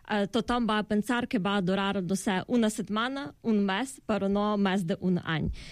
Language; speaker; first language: Catalan; non-native, fluent; Ukrainian